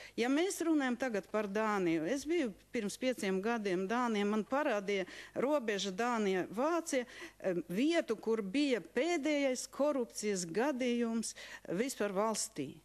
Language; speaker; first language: Latvian; non-native, local second language; Russian